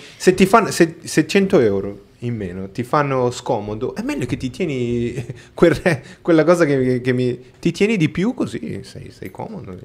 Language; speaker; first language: Italian; non-native, fluent; Portuguese